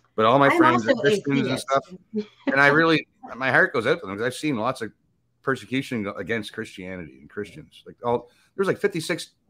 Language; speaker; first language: English; native; English